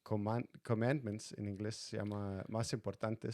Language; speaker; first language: Spanish; non-native, fluent; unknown